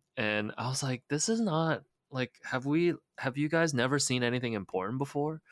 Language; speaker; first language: English; native; English